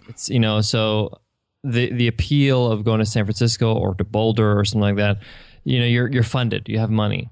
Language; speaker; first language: English; native; English